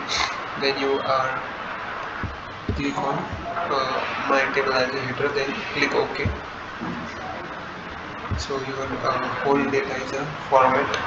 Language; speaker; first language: English; non-native, learner; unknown